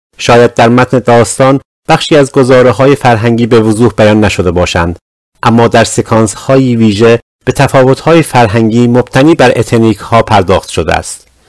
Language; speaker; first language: Persian; non-native, local second language; Azerbaijani